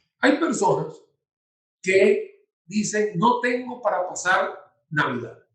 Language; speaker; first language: Spanish; native; Spanish